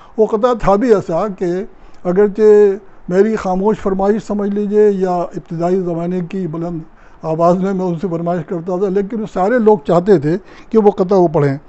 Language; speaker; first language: Urdu; native; Urdu